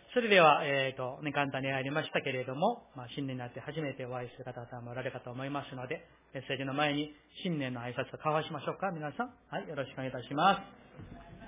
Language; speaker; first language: Japanese; non-native, fluent; Korean